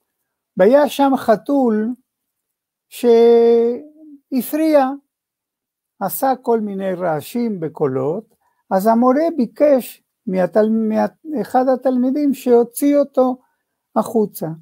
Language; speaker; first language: Hebrew; non-native, fluent; Spanish